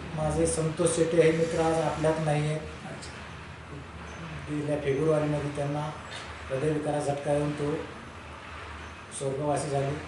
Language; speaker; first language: Marathi; native; Marathi